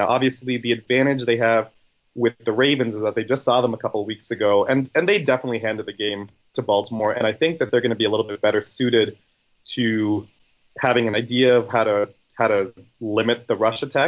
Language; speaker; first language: English; native; English